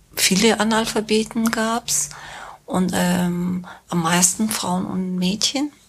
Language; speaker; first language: German; non-native, fluent; Persian